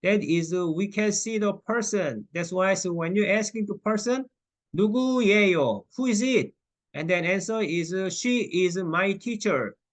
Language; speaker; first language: English; non-native, learner; Korean